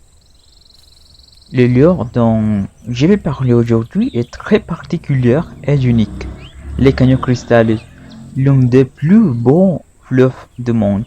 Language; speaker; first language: French; non-native, learner; Spanish